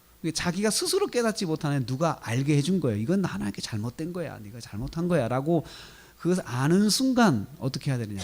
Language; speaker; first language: Korean; native; Korean